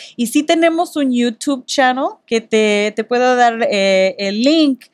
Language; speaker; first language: Spanish; early bilingual, heritage; Spanish